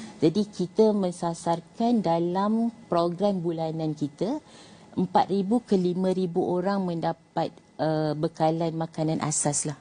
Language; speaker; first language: Malay; native; Malay